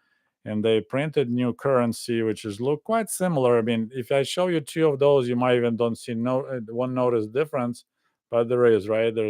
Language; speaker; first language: English; non-native, fluent; Russian